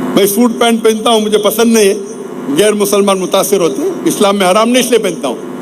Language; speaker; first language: Urdu; non-native, local second language; Konkani